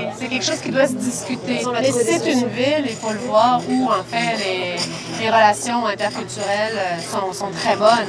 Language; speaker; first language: French; native; French